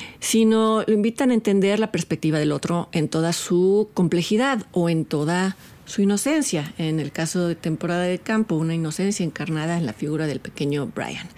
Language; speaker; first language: Spanish; native; Spanish